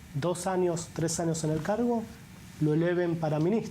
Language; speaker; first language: Spanish; native; Spanish